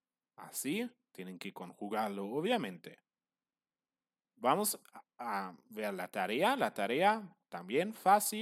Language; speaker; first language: Spanish; non-native, fluent; German